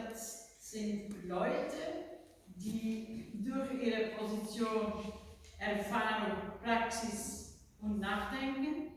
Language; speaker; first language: German; non-native, learner; Dutch